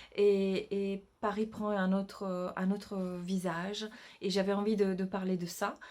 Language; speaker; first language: French; non-native, fluent; Italian